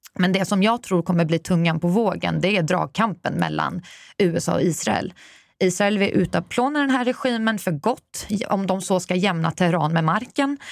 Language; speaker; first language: Swedish; early bilingual, other home language; Persian